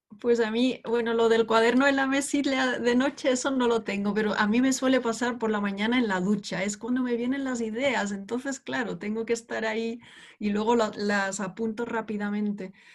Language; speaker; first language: Spanish; non-native, fluent; Dutch